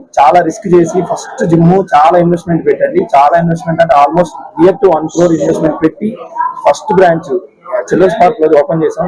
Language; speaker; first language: Telugu; native; Telugu